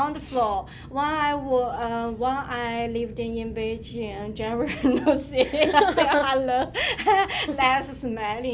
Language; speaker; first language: English; non-native, learner; Chinese